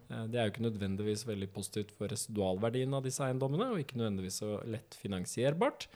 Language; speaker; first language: Norwegian; native; Norwegian